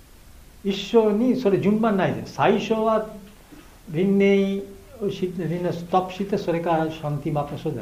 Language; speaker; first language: Japanese; non-native, learner; Bangla